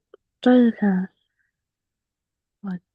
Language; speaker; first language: Chinese; non-native, learner; Vietnamese